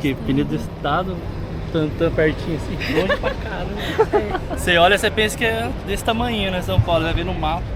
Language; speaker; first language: Portuguese; native; Portuguese